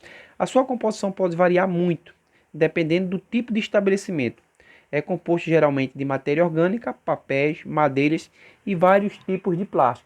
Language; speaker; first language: Portuguese; native; Portuguese